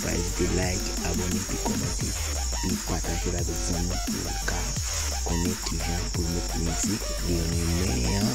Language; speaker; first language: French; non-native, learner; Haitian Creole